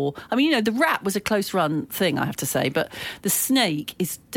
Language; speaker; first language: English; native; English